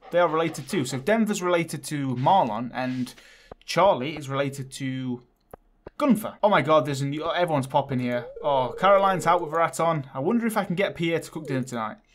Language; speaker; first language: English; native; English